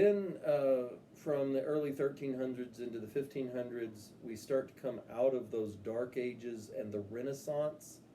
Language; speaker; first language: English; native; English